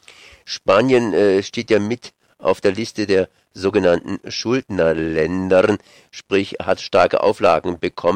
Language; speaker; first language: German; native; German